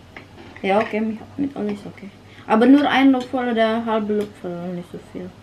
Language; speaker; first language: German; non-native, learner; Indonesian